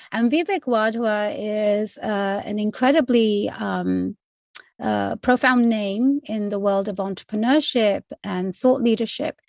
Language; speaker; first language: English; native; English